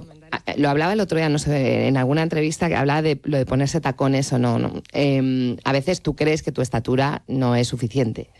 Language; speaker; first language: Spanish; native; Spanish